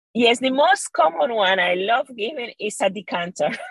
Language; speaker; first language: English; non-native, fluent; Spanish